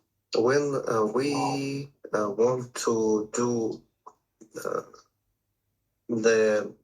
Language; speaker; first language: English; non-native, learner; Russian